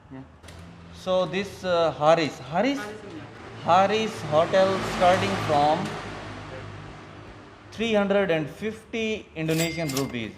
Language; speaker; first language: English; non-native, learner; Urdu